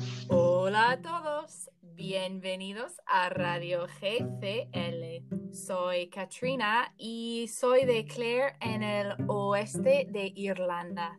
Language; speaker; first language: Spanish; non-native, fluent; English